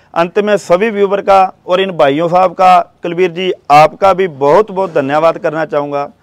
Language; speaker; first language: Hindi; native; Hindi